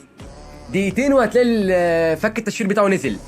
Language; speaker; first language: Arabic; native; Arabic